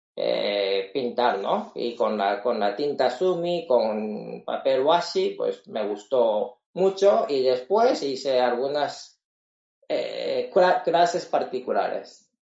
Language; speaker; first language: Spanish; non-native, fluent; Japanese